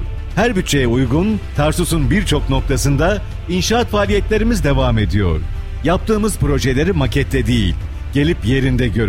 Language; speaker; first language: Turkish; native; Turkish